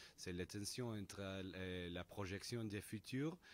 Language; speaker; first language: French; non-native, learner; Spanish